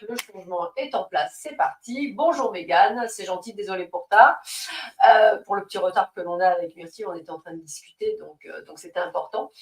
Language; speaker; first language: French; native; French